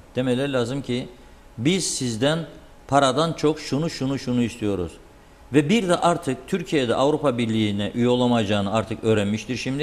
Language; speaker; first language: Turkish; native; Turkish